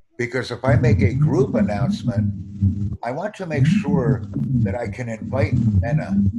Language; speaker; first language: English; native; English